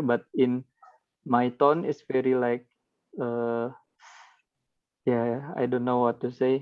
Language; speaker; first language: English; non-native, learner; Indonesian